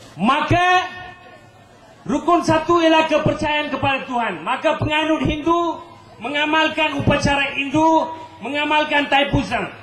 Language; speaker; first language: Malay; non-native, local second language; Tamil